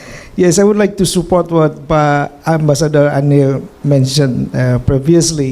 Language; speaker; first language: English; non-native, fluent; Indonesian